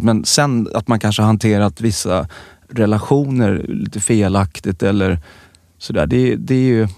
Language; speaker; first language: Swedish; native; Swedish